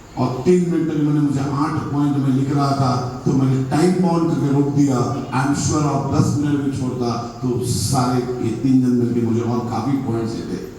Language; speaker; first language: Hindi; non-native, local second language; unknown